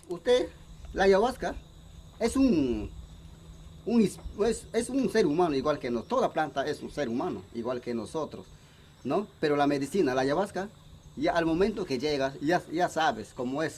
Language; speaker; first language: Spanish; non-native, local second language; Shipibo-Conibo